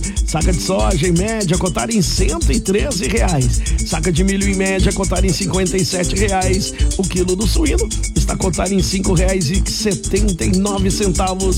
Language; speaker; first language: Portuguese; native; Portuguese